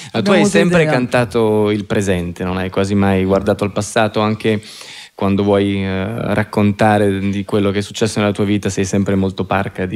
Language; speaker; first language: Italian; native; Italian